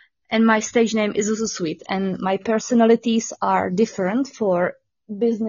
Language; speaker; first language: English; non-native, learner; Czech